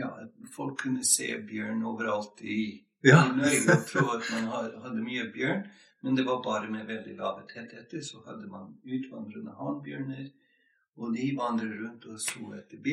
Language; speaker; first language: Norwegian; non-native, fluent; English